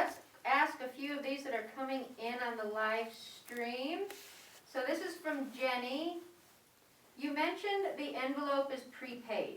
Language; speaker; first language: English; native; English